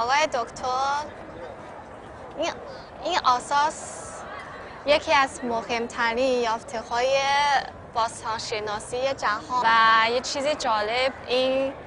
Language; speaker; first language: Persian; non-native, fluent; Chinese